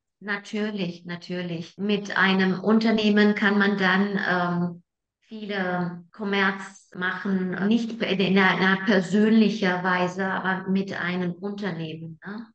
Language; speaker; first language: German; non-native, fluent; Spanish